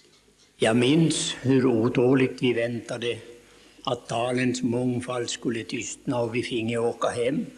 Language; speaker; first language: Swedish; native; Swedish